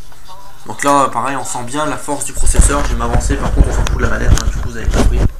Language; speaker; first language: French; native; French